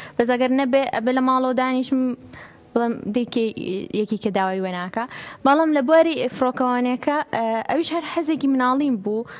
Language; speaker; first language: Central Kurdish; native; Central Kurdish